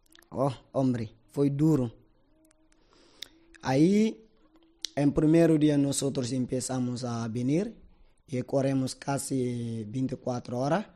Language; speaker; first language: Spanish; non-native, learner; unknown